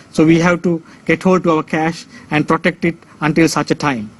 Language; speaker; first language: English; non-native, local second language; Sinhala